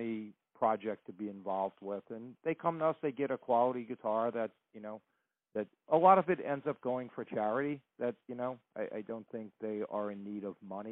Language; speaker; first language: English; native; English